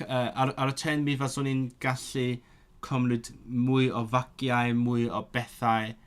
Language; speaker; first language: Welsh; non-native, learner; Cantonese